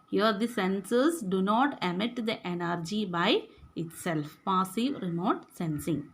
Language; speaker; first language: English; non-native, local second language; Malayalam